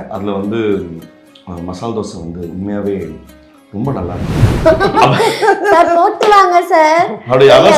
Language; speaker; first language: Tamil; native; Tamil